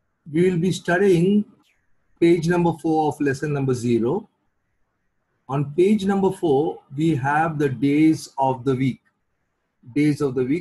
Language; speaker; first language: English; non-native, local second language; Marathi